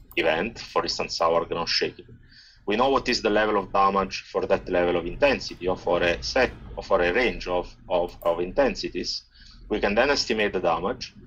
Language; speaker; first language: English; non-native, fluent; Italian